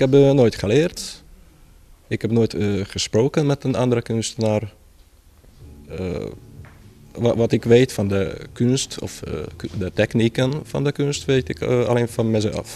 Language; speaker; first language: Dutch; non-native, learner; Hungarian